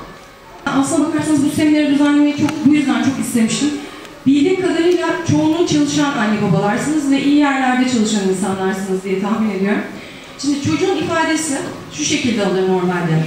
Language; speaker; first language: Turkish; native; Turkish